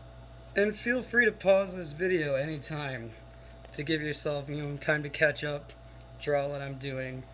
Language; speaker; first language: English; native; English